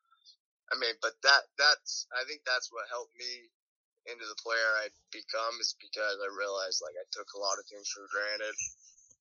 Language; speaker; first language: English; native; English